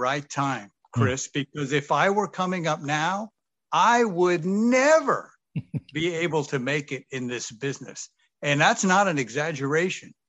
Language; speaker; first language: English; native; English